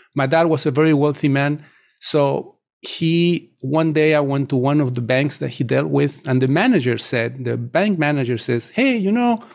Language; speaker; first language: English; non-native, fluent; Spanish